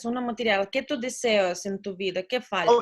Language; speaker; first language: Spanish; non-native, learner; Russian